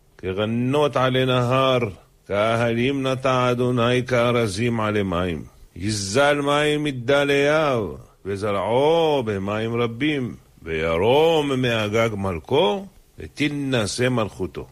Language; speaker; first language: Hebrew; native; Hebrew